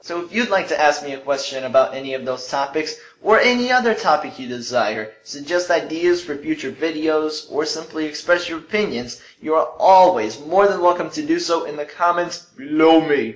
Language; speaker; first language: English; early bilingual, other home language; Russian